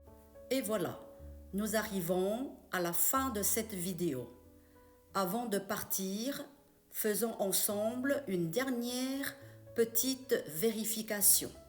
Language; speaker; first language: French; non-native, fluent; Chinese